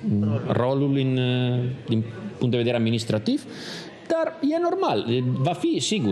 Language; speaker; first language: Romanian; non-native, learner; Italian